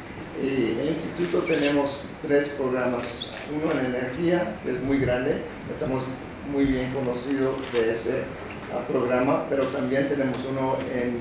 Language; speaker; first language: Spanish; non-native, learner; English